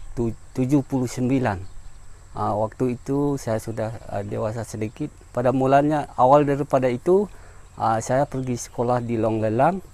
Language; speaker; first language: Malay; non-native, local second language; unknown